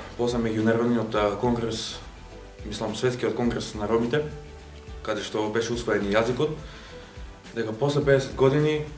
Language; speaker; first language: Macedonian; non-native, local second language; Romany